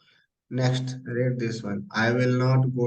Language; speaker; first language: English; non-native, local second language; Hindi